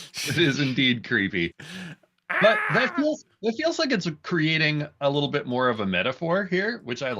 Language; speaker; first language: English; native; English